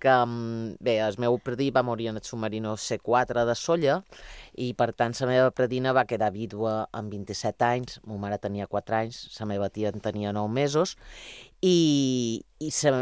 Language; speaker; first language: Catalan; native; Catalan